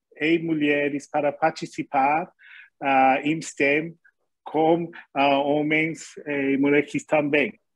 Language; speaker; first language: Portuguese; non-native, learner; English